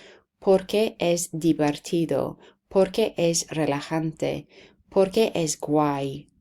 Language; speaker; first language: Spanish; non-native, fluent; English